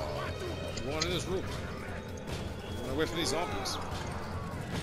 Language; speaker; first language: English; native; English